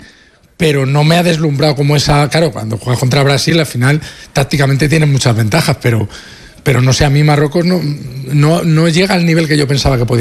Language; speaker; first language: Spanish; native; Spanish